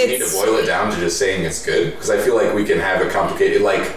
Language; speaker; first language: English; native; English